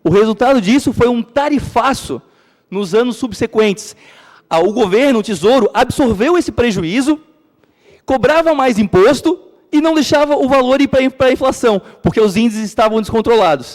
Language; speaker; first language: Portuguese; native; Portuguese